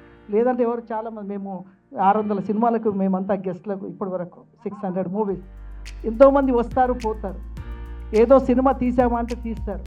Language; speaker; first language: Telugu; native; Telugu